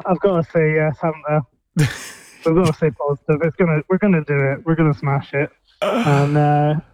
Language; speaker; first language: English; native; English